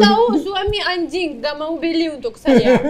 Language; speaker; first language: Indonesian; non-native, learner; Russian